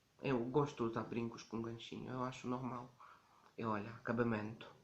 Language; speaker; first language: Portuguese; non-native, learner; Ukrainian